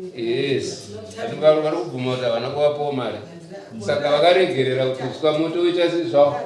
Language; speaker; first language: Shona; native; Shona